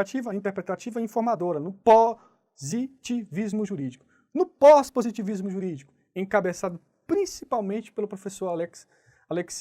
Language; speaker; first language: Portuguese; native; Portuguese